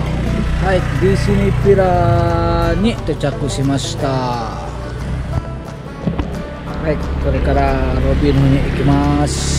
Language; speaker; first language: Japanese; non-native, fluent; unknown